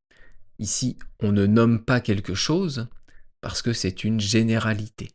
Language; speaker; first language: French; native; French